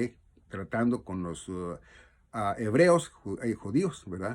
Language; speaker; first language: Spanish; native; Spanish